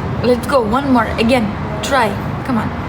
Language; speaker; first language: English; non-native, fluent; Turkish